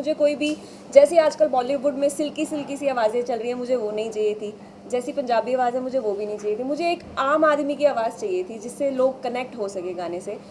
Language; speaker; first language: Hindi; non-native, local second language; Punjabi